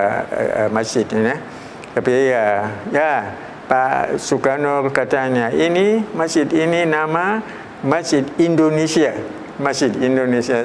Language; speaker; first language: Indonesian; early bilingual, heritage; Thai